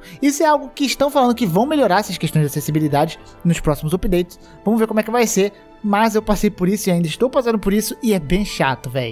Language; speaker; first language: Portuguese; native; Portuguese